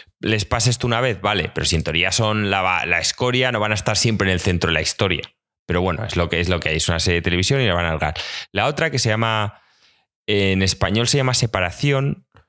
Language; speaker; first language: Spanish; native; Spanish